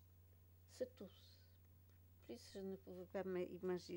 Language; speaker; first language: French; non-native, fluent; Polish